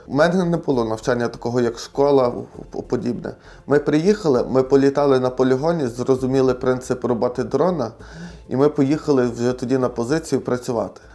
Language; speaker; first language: Ukrainian; native; Ukrainian